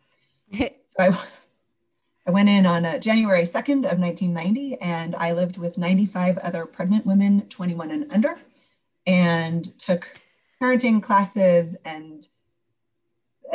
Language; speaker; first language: English; native; English